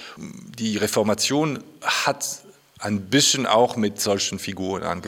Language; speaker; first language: German; non-native, fluent; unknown